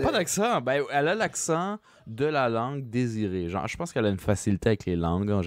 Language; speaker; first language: French; native; French